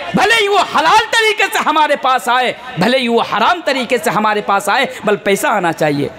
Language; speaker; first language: Hindi; non-native, local second language; Bangla